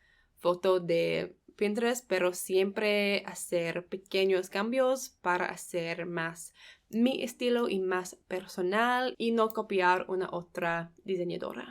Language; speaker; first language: Spanish; non-native, fluent; English